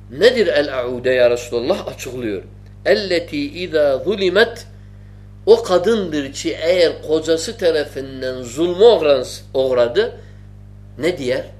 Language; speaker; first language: Turkish; non-native, fluent; Arabic